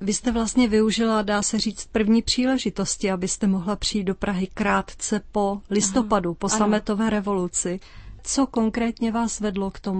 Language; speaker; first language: Czech; native; Czech